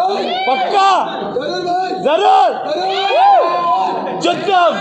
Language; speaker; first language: Telugu; non-native, local second language; Hindi